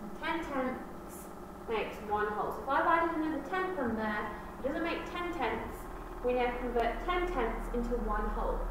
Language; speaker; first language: English; native; English